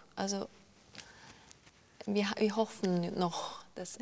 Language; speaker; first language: German; non-native, fluent; Turkish